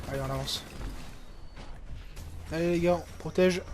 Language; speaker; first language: French; native; French